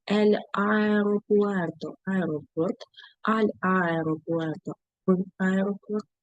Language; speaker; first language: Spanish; non-native, fluent; Ukrainian